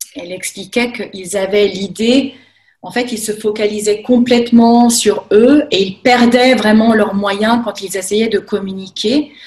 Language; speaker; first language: French; native; French